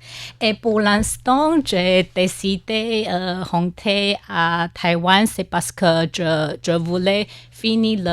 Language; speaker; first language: French; non-native, learner; Chinese